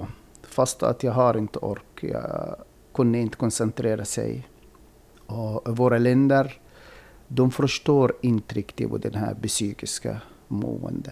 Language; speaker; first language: Swedish; non-native, fluent; Arabic